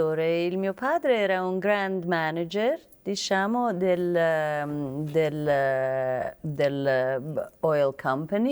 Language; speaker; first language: Italian; non-native, fluent; Persian